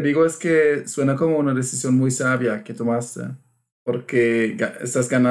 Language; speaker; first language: Spanish; non-native, fluent; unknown